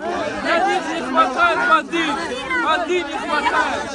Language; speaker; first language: Russian; non-native, local second language; Tajik